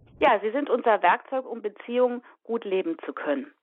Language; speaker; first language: German; native; German